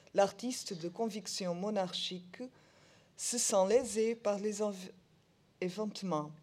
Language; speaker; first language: French; non-native, learner; Portuguese